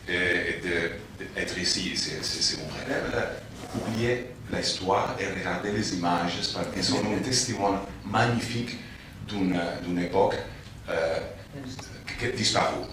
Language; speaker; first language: French; non-native, learner; Spanish